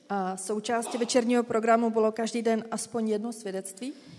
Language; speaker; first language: Czech; native; Czech